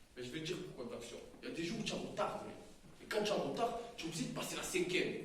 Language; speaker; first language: French; native; French